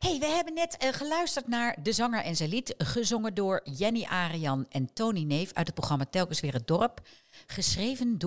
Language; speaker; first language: Dutch; native; Dutch